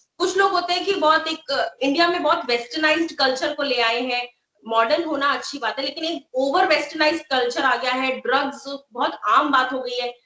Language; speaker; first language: Hindi; native; Hindi